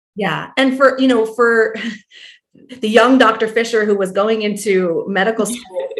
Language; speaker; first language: English; native; English